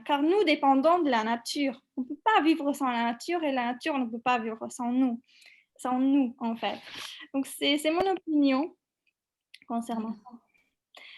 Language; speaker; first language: French; non-native, fluent; Macedonian